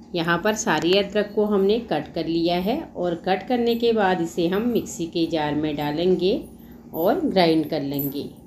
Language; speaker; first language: Hindi; native; Hindi